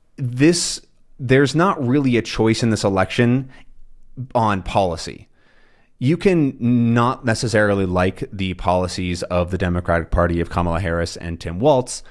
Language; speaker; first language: English; native; English